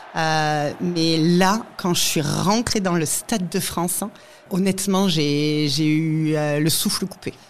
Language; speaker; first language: French; native; French